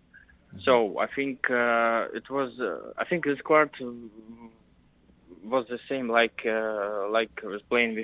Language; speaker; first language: English; non-native, learner; Russian